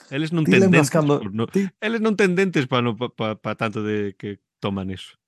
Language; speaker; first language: Galician; early bilingual, heritage; Galician